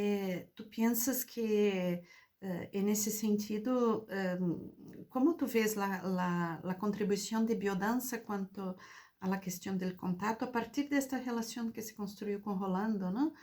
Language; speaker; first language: Spanish; non-native, fluent; Portuguese